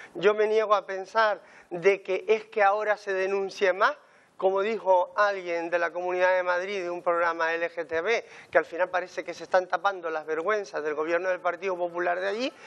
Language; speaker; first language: Spanish; native; Spanish